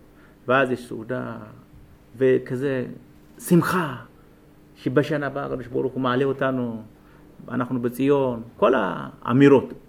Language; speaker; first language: Hebrew; non-native, fluent; Amharic